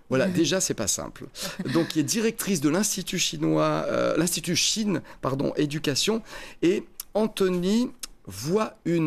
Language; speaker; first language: French; native; French